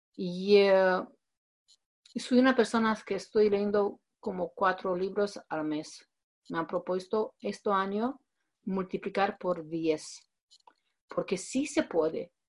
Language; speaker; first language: Spanish; non-native, fluent; Romanian